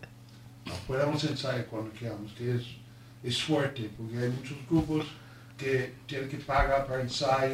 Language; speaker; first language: Spanish; non-native, learner; English